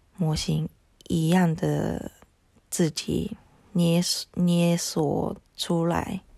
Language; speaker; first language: Chinese; non-native, fluent; Japanese